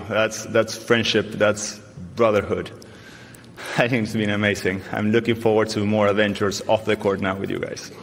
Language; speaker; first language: English; non-native, fluent; Spanish